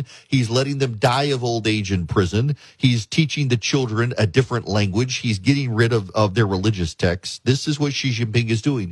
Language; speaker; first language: English; native; English